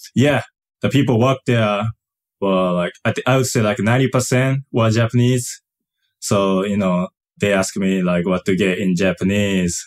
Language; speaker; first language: English; non-native, fluent; Japanese